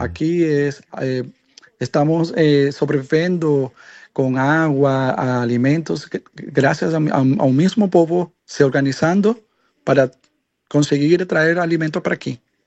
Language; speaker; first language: Portuguese; non-native, learner; Spanish